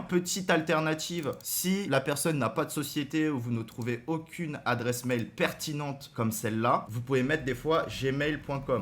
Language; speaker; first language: French; native; French